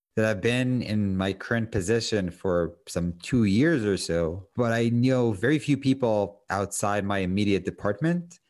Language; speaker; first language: English; non-native, fluent; Hebrew